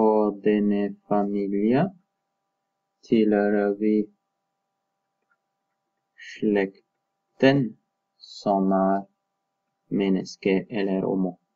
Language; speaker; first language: Norwegian; non-native, fluent; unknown